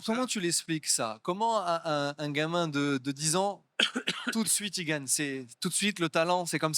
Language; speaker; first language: French; native; French